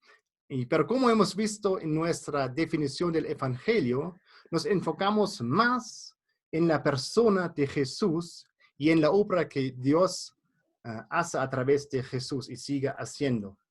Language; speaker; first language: Spanish; non-native, fluent; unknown